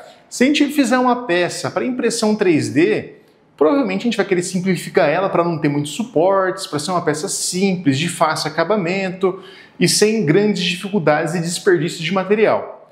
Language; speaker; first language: Portuguese; native; Portuguese